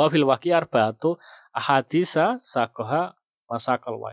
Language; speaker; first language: Arabic; non-native, fluent; Indonesian